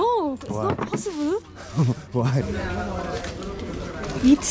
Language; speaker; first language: English; non-native, fluent; Nepali